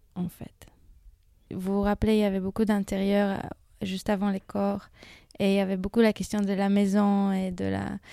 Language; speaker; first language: French; non-native, fluent; Hebrew